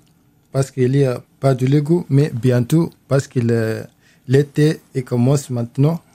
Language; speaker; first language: French; non-native, learner; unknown